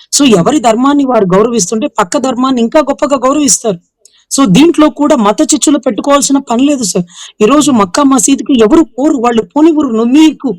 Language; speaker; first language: Telugu; native; Telugu